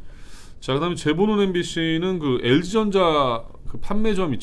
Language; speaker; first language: Korean; native; Korean